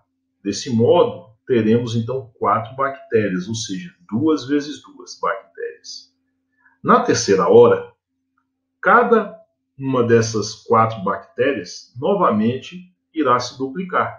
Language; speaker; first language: Portuguese; native; Portuguese